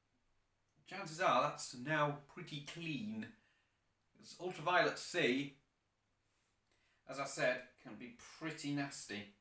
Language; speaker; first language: English; native; English